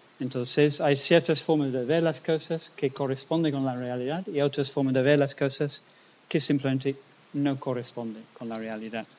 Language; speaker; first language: Spanish; non-native, fluent; English